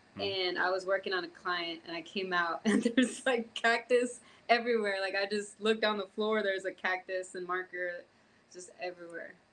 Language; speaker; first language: English; native; English